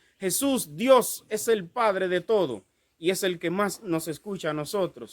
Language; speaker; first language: Spanish; native; Spanish